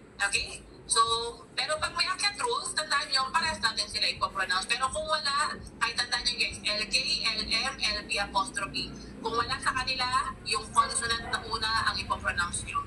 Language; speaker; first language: Filipino; native; Filipino